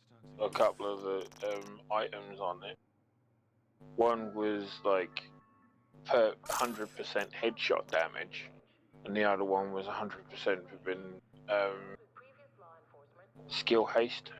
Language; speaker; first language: English; native; English